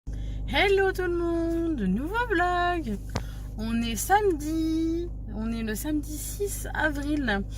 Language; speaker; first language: French; native; French